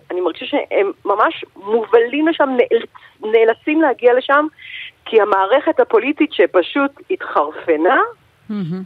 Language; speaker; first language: Hebrew; native; Hebrew